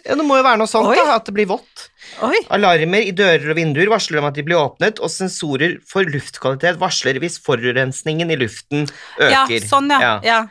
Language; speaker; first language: Norwegian; native; Norwegian